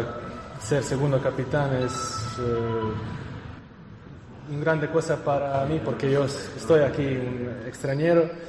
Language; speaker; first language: Spanish; non-native, fluent; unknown